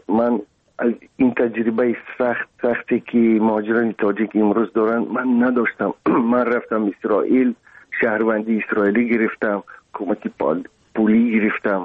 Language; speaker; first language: Persian; non-native, local second language; Russian